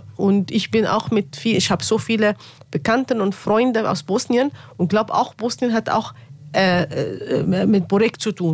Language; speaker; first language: German; non-native, learner; Arabic